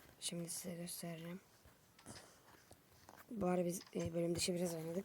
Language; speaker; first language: Turkish; native; Turkish